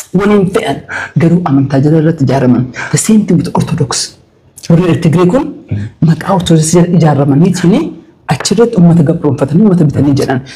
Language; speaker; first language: Oromo; early bilingual, heritage; Oromo